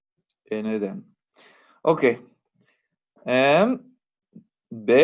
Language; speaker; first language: Spanish; non-native, fluent; English